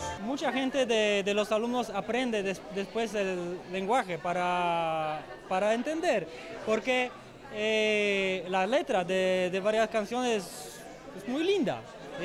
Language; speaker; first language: Spanish; non-native, fluent; Polish